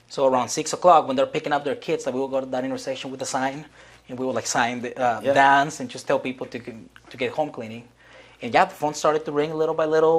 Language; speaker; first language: English; non-native, fluent; Spanish